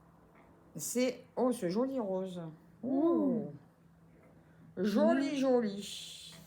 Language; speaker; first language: French; native; French